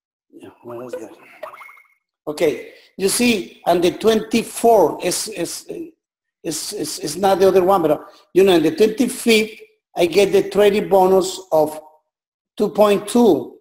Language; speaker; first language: English; non-native, learner; Spanish